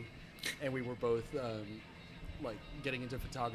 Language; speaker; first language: English; native; English